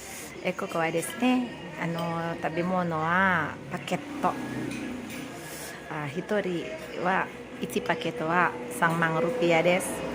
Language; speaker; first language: Japanese; non-native, learner; Indonesian